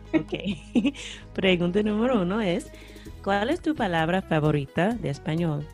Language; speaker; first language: Spanish; non-native, fluent; English